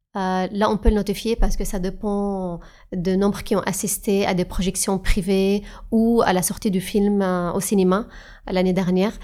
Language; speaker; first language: French; non-native, fluent; Arabic